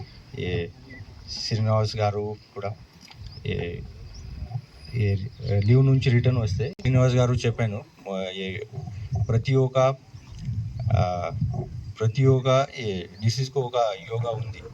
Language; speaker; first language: Telugu; non-native, learner; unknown